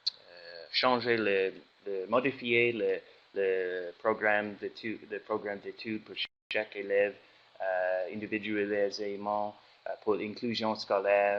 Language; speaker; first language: French; non-native, learner; English